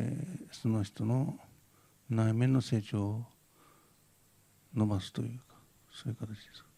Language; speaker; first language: Japanese; native; Japanese